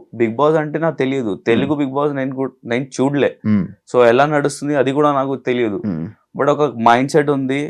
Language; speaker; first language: Telugu; non-native, learner; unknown